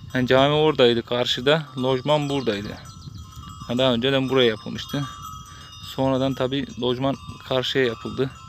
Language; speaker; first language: Turkish; native; Turkish